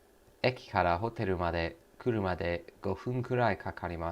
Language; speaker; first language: Japanese; non-native, learner; English